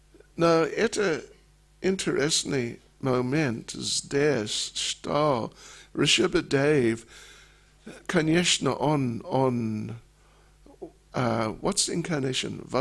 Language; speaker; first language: Russian; non-native, learner; English